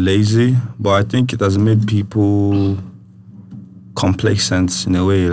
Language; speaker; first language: English; non-native, local second language; Yoruba